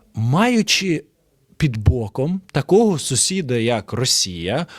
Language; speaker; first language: Ukrainian; non-native, local second language; Russian